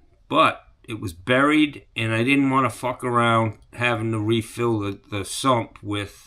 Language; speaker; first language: English; native; English